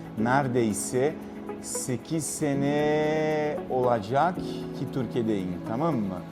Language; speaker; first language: Turkish; non-native, learner; Portuguese